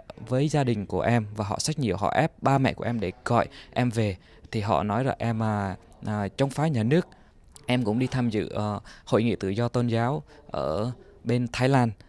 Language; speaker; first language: Vietnamese; non-native, local second language; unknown